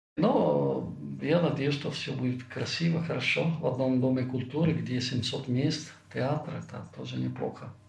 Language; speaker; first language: Russian; non-native, fluent; Italian